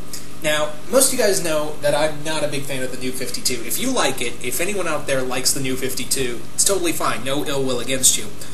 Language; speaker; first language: English; native; English